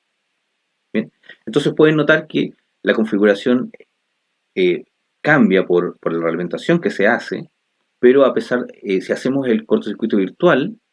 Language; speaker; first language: Spanish; native; Spanish